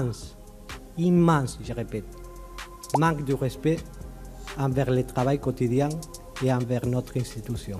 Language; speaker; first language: French; native; French